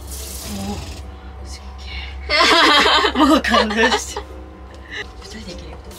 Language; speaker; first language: Japanese; native; Japanese